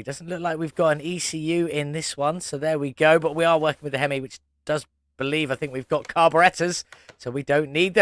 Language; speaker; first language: English; native; English